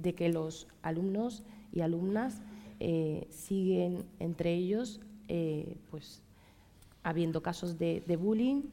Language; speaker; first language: Spanish; native; Spanish